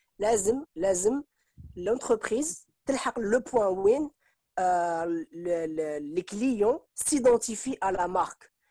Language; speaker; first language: French; non-native, local second language; Arabic